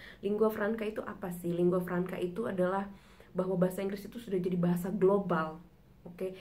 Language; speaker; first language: Indonesian; native; Indonesian